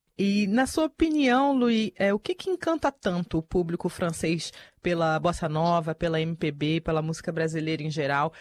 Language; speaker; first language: Portuguese; native; Portuguese